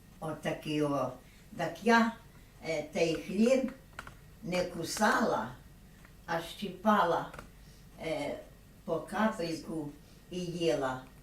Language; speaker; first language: Ukrainian; native; Ukrainian